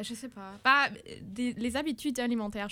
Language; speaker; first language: French; non-native, fluent; German